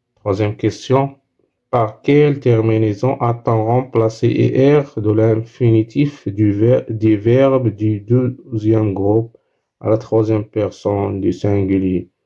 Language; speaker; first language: French; non-native, local second language; Arabic